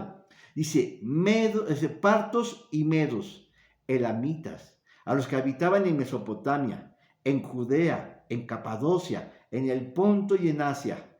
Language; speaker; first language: Spanish; native; Spanish